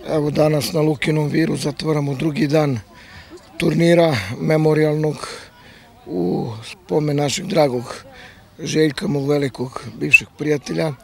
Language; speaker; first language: Croatian; native; Croatian